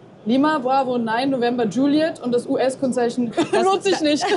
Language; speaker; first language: German; native; German